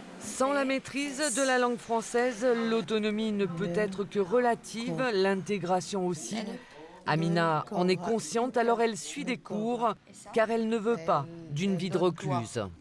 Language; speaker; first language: French; native; French